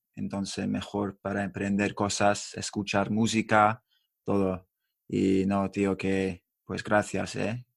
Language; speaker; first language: Spanish; non-native, learner; English